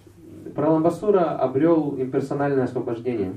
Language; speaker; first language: Russian; native; Russian